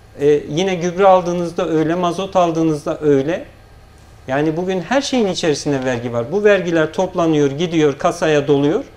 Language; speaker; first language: Turkish; native; Turkish